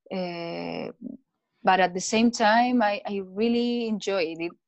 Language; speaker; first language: English; non-native, learner; Spanish